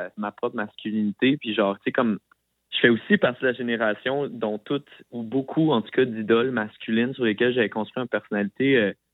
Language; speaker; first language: French; native; French